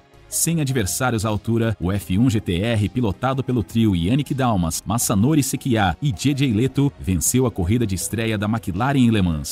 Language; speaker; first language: Portuguese; native; Portuguese